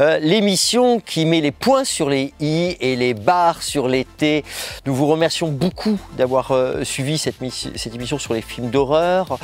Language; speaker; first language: French; native; French